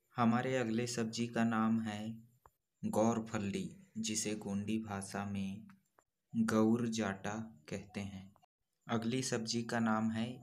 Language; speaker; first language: Hindi; non-native, local second language; Gondi